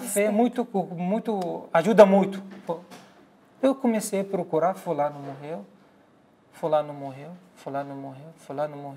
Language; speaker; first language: Portuguese; non-native, learner; Arabic